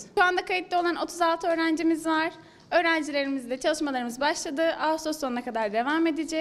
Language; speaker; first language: Turkish; native; Turkish